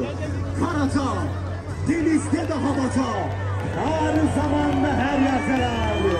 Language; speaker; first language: Turkish; native; Turkish